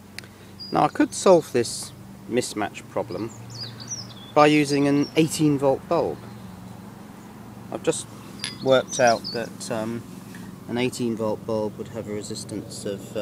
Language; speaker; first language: English; native; English